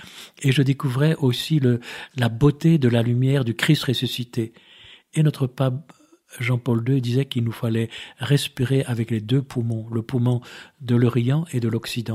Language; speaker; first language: French; native; French